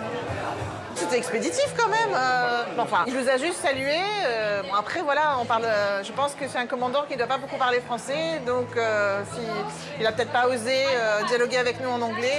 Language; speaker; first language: French; native; French